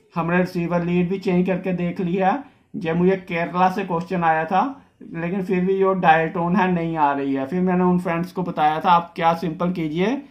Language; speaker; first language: Hindi; non-native, local second language; Dogri